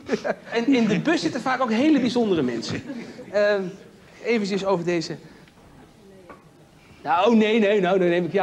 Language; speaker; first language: Dutch; native; Dutch